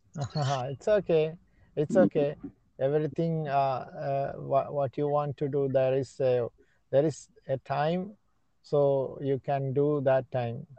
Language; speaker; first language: English; non-native, learner; Malayalam